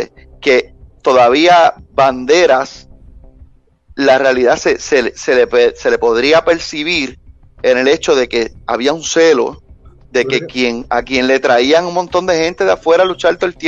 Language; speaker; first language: Spanish; native; Spanish